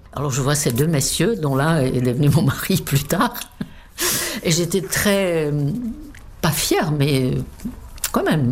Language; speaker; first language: French; non-native, fluent; Czech